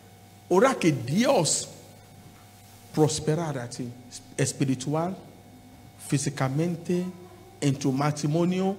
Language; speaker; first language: Spanish; non-native, learner; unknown